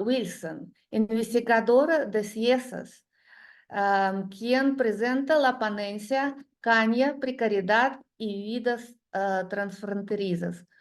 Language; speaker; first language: Spanish; non-native, learner; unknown